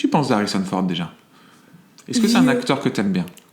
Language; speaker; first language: French; native; French